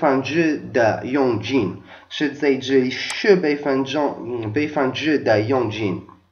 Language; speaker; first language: Chinese; non-native, learner; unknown